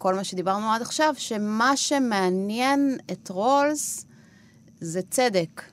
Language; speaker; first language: Hebrew; non-native, fluent; Spanish